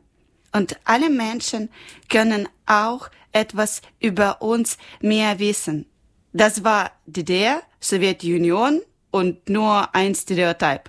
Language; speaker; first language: German; non-native, learner; Ukrainian